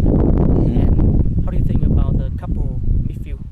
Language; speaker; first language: English; non-native, learner; Vietnamese